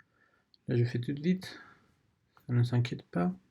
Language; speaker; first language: French; non-native, learner; Spanish